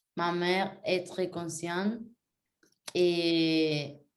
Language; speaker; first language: French; non-native, learner; Spanish